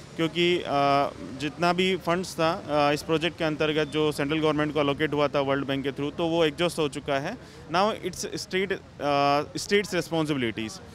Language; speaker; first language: Hindi; native; Hindi